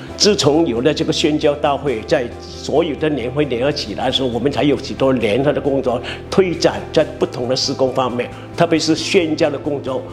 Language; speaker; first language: Chinese; native; Chinese